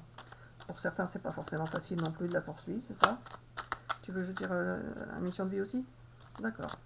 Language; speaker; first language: French; native; French